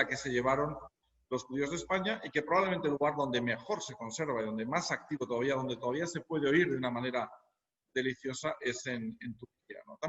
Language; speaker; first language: Spanish; native; Spanish